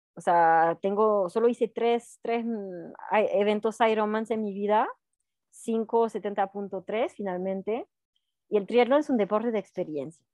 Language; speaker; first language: Spanish; non-native, fluent; French